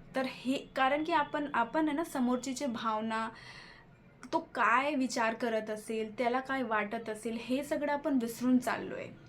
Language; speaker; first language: Marathi; non-native, local second language; Hindi